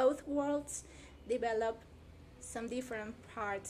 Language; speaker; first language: English; non-native, fluent; Spanish